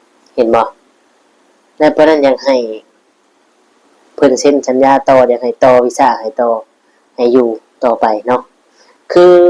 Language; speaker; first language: Thai; non-native, local second language; Northeastern Thai